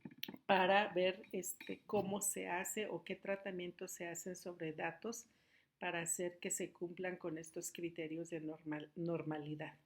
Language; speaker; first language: Spanish; native; Spanish